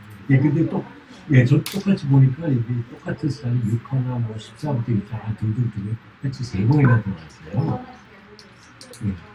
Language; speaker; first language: Korean; native; Korean